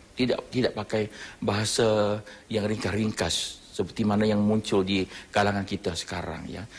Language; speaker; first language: Malay; non-native, fluent; Thai